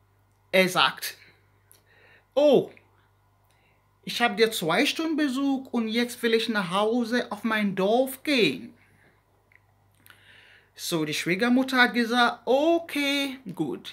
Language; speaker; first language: German; non-native, learner; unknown